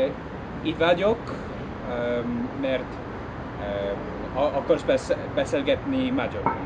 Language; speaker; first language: Hungarian; non-native, learner; English